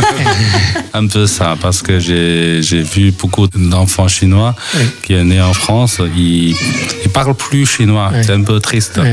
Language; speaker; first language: French; non-native, fluent; Chinese